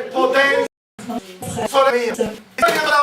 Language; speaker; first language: Italian; native; Italian